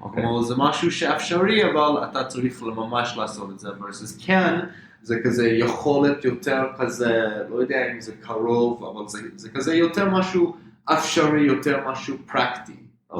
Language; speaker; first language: Hebrew; non-native, fluent; English